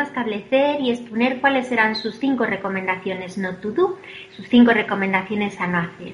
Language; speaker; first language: Spanish; native; Spanish